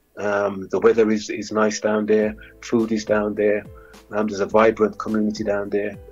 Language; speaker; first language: English; native; English